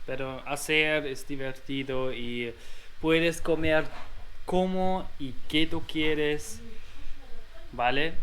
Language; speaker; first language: Spanish; non-native, learner; German